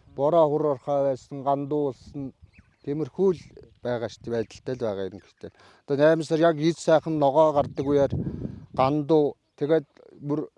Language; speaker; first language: Mongolian; native; Mongolian